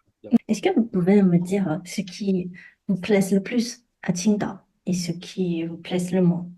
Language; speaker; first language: French; non-native, fluent; Chinese